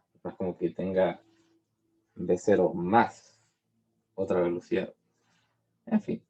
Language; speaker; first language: Spanish; native; Spanish